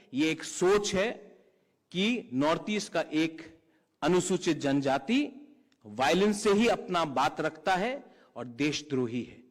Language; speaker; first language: Hindi; non-native, local second language; Kok Borok